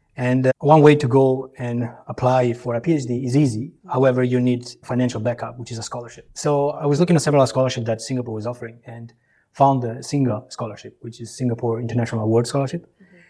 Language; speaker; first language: English; early bilingual, other home language; Albanian